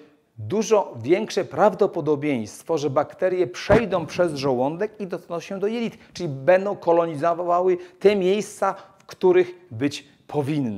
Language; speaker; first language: Polish; native; Polish